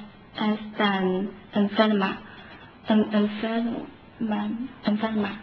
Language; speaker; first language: Spanish; non-native, learner; Chinese